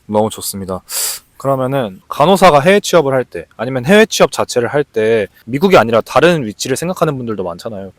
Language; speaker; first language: Korean; native; Korean